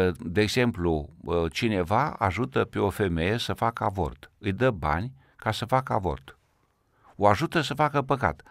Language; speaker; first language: Romanian; native; Romanian